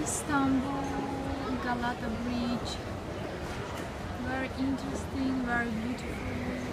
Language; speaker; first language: English; non-native, learner; Russian